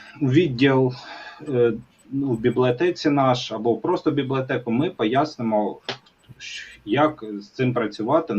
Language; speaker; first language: Ukrainian; non-native, local second language; Russian